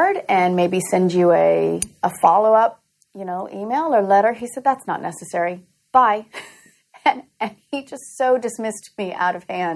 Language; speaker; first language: English; native; English